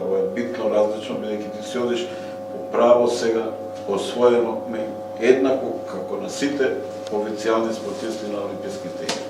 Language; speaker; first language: Macedonian; native; Macedonian